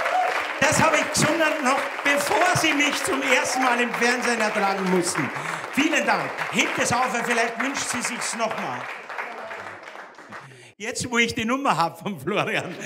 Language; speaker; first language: German; native; German